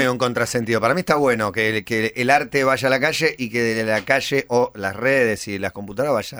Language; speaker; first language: Spanish; native; Spanish